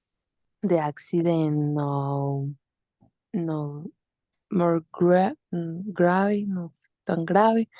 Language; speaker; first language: English; non-native, learner; Spanish